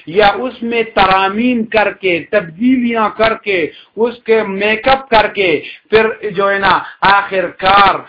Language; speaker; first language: Urdu; non-native, local second language; Pashto